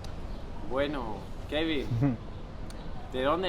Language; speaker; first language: Spanish; non-native, fluent; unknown